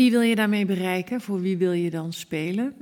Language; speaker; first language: Dutch; native; Dutch